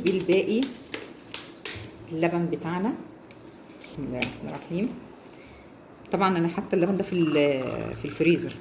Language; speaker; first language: Arabic; native; Arabic